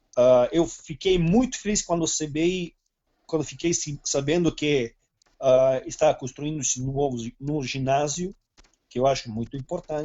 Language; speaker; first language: Portuguese; non-native, fluent; Serbian